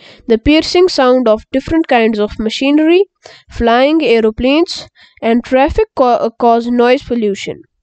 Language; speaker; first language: English; non-native, local second language; Urdu